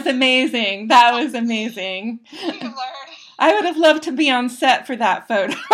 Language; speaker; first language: English; native; English